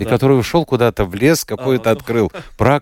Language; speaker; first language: Russian; native; Russian